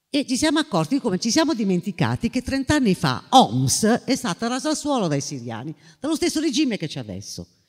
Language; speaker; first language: Italian; native; Italian